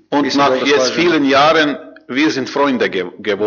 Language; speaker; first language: German; non-native, learner; Croatian